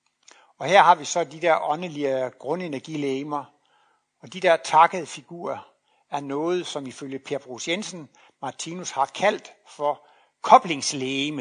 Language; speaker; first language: Danish; native; Danish